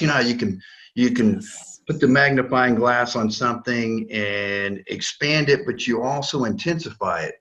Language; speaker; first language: English; native; English